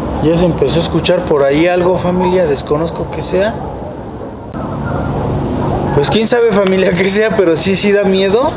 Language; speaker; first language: Spanish; native; Spanish